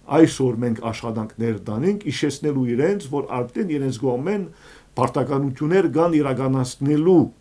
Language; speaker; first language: Armenian; early bilingual, heritage; Armenian